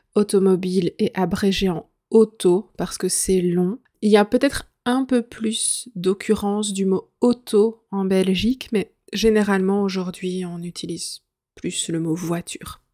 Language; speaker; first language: French; native; French